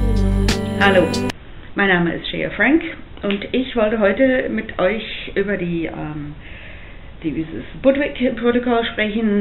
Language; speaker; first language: German; non-native, fluent; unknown